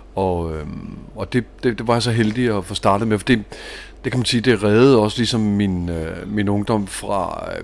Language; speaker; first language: Danish; native; Danish